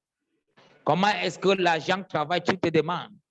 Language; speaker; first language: French; non-native, fluent; English